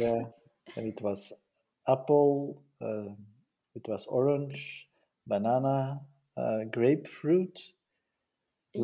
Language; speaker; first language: English; non-native, learner; Dutch